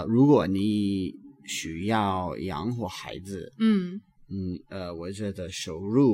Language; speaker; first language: Chinese; non-native, learner; English